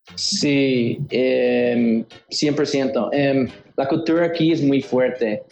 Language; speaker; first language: Spanish; early bilingual, heritage; Spanish